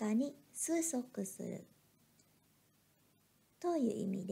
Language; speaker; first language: Japanese; non-native, fluent; Vietnamese